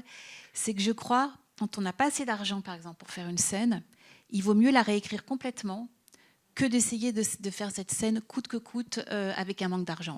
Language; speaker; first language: French; native; French